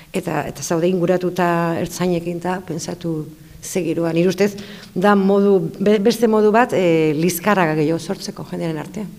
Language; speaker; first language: Basque; non-native, local second language; Spanish